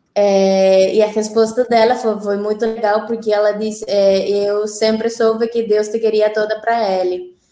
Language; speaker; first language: Portuguese; non-native, fluent; Spanish